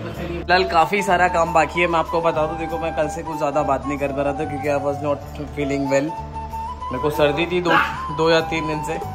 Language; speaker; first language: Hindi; native; Hindi